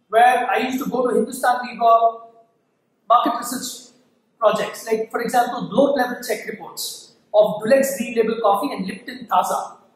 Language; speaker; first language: English; non-native, local second language; Kannada